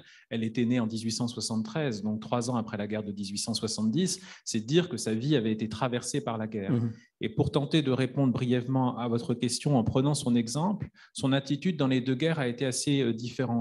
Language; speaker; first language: French; native; French